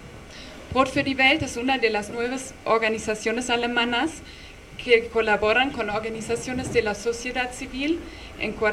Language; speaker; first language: Spanish; non-native, fluent; German